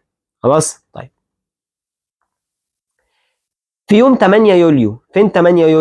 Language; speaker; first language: Arabic; native; Arabic